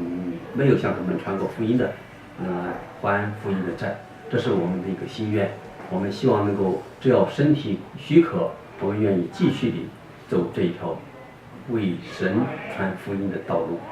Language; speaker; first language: Chinese; native; Chinese